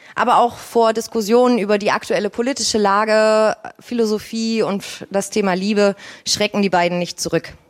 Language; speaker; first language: German; native; German